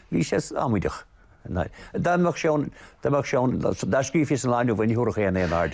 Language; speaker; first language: Irish; native; Irish